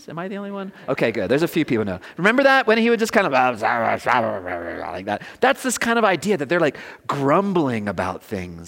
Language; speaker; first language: English; native; English